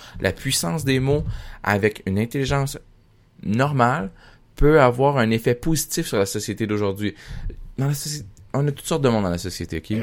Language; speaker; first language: French; native; French